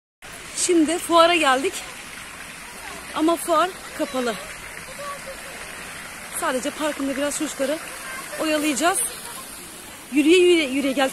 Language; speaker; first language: Turkish; native; Turkish